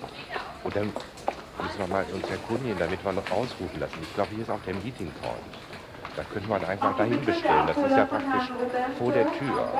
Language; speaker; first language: German; native; German